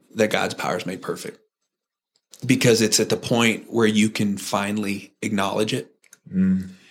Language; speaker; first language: English; native; English